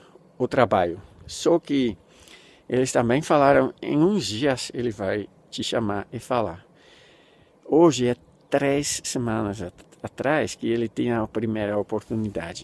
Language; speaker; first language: Portuguese; non-native, fluent; Dutch